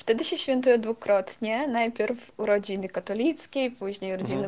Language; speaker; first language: Polish; non-native, fluent; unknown